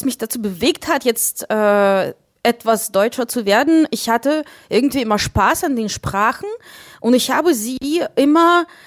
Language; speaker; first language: German; non-native, fluent; Ukrainian